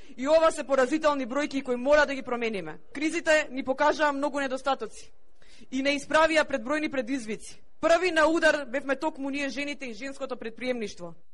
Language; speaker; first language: Macedonian; native; Macedonian